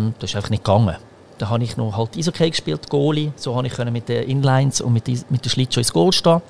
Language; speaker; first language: German; early bilingual, other home language; Croatian